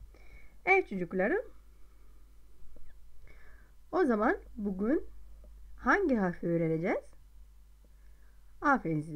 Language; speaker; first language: Turkish; non-native, fluent; Arabic